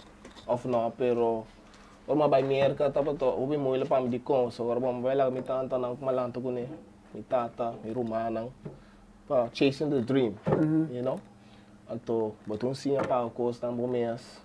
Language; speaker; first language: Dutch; non-native, local second language; Papiamento